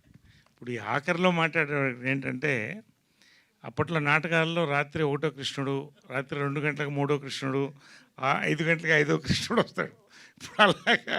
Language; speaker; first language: Telugu; native; Telugu